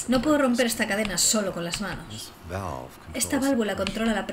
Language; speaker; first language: Spanish; native; Spanish